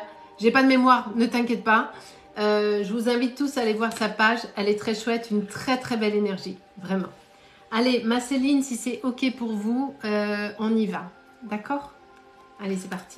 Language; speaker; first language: French; native; French